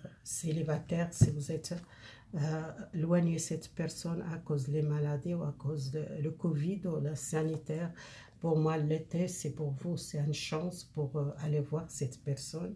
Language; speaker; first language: French; non-native, fluent; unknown